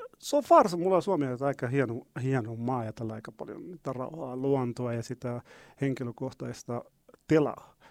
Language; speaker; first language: Finnish; non-native, learner; Arabic